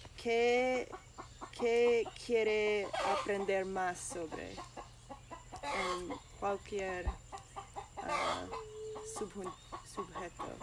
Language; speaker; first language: Spanish; non-native, learner; English